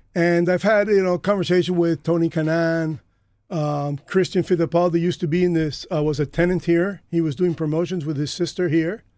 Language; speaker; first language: English; native; English